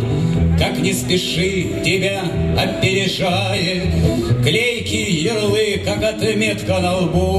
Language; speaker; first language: Russian; native; Russian